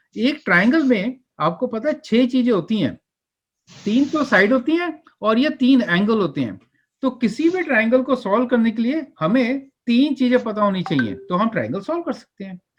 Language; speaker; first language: Hindi; native; Hindi